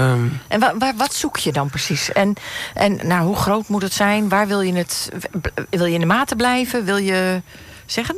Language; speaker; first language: Dutch; native; Dutch